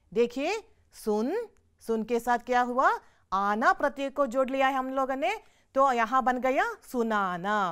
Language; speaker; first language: Hindi; non-native, local second language; Kannada